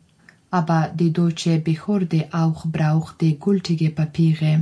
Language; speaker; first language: German; non-native, learner; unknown